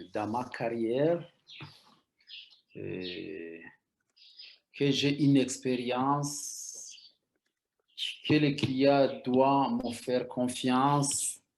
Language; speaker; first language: French; non-native, local second language; Rundi